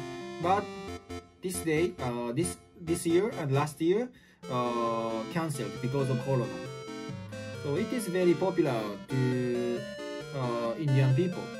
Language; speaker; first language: English; non-native, learner; Japanese